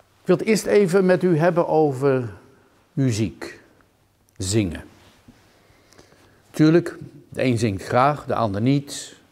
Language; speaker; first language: Dutch; native; Dutch